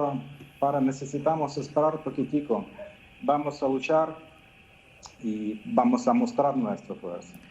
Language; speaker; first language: Spanish; non-native, fluent; Ukrainian